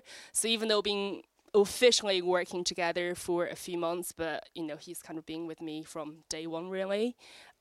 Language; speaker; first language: English; native; English